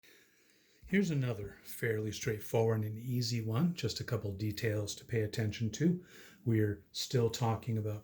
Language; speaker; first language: English; native; English